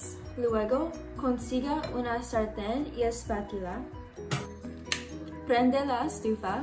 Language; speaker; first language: Spanish; non-native, learner; English